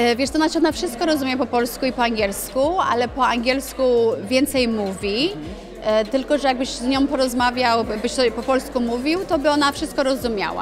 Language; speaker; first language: Polish; early bilingual, other home language; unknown